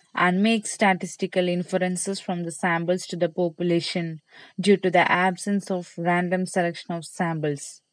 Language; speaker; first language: English; non-native, local second language; Malayalam